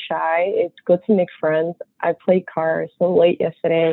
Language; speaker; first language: English; early bilingual, other home language; Chinese